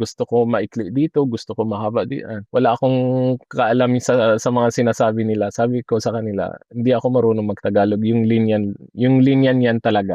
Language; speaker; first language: Filipino; non-native, fluent; Arabic